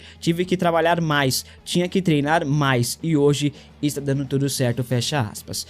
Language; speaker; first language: Portuguese; native; Portuguese